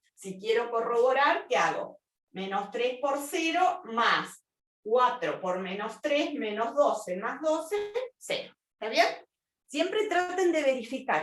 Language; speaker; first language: Spanish; native; Spanish